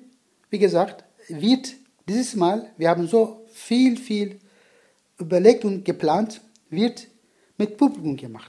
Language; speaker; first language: German; non-native, learner; Turkish